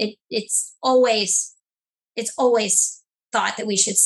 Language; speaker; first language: English; native; English